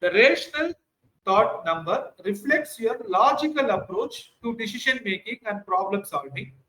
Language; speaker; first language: English; non-native, local second language; Tamil